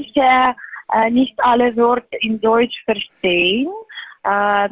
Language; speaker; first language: German; non-native, learner; Estonian